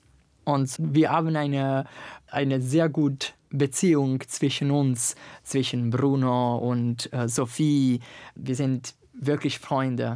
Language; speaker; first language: German; non-native, fluent; Italian